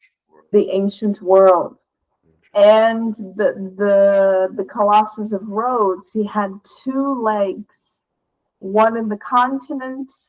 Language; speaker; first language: English; non-native, fluent; Portuguese